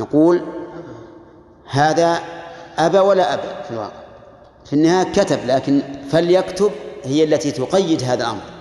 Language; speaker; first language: Arabic; native; Arabic